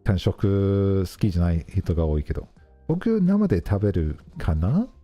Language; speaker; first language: Japanese; non-native, learner; English